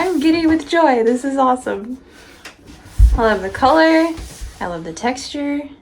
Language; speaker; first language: English; native; English